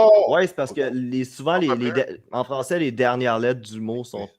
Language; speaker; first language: French; native; French